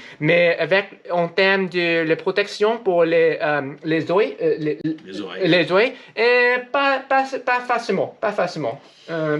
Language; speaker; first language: French; non-native, learner; English